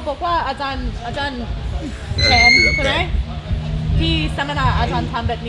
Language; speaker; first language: Thai; non-native, learner; English